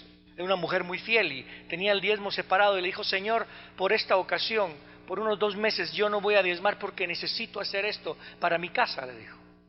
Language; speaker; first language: Spanish; native; Spanish